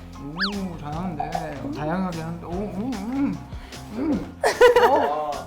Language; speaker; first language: Korean; non-native, learner; German